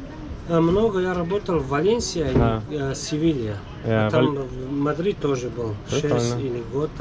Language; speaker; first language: Russian; non-native, local second language; Tajik